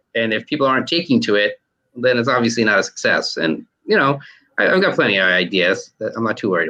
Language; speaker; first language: English; native; English